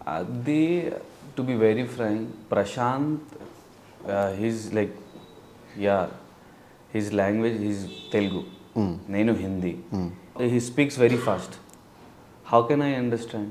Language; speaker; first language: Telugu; non-native, local second language; Hindi